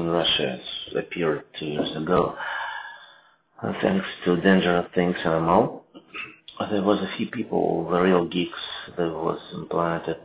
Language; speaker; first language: English; non-native, learner; Russian